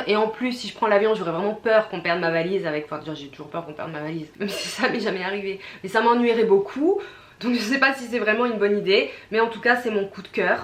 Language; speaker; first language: French; native; French